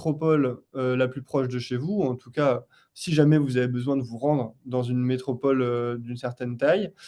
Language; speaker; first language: French; native; French